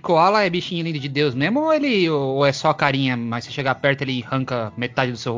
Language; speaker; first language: Portuguese; native; Portuguese